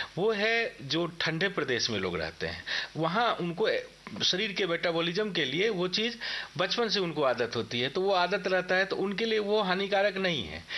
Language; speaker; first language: Hindi; native; Hindi